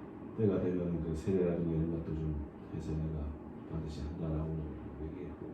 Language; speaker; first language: Korean; native; Korean